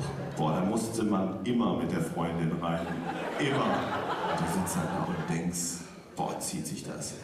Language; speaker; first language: German; native; German